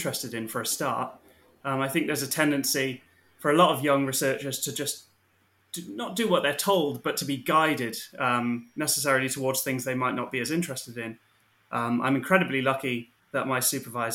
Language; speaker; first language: English; native; English